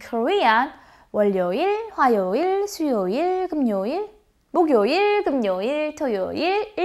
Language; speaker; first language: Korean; non-native, fluent; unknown